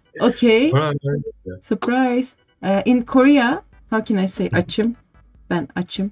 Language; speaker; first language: English; non-native, learner; Turkish